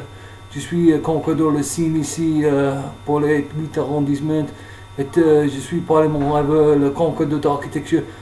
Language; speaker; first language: French; non-native, learner; English